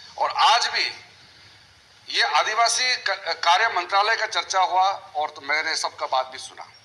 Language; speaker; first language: Hindi; non-native, local second language; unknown